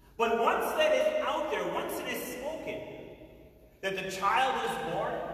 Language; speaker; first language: English; native; English